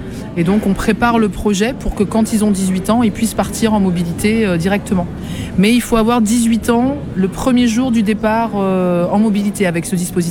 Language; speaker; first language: French; native; French